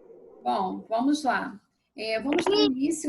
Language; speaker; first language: Portuguese; native; Portuguese